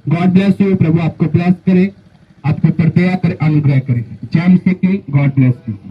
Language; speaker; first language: Hindi; non-native, local second language; Punjabi